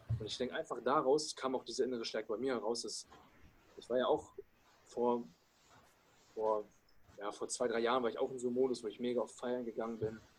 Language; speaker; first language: German; early bilingual, other home language; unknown